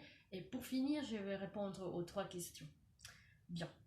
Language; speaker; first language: French; non-native, learner; Spanish